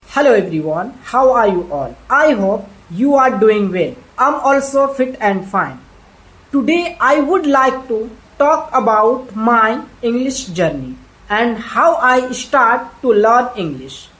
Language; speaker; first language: English; non-native, learner; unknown